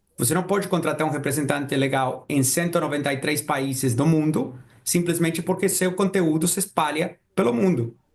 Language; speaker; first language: Portuguese; non-native, fluent; Spanish